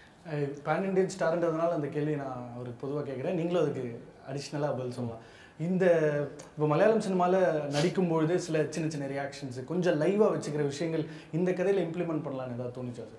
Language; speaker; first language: Tamil; native; Tamil